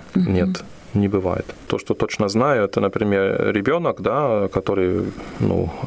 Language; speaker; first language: Russian; non-native, fluent; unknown